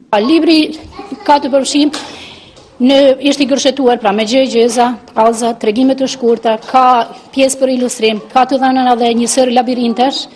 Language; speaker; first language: Albanian; native; Albanian